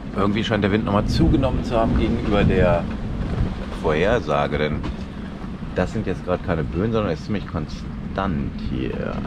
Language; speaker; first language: German; native; German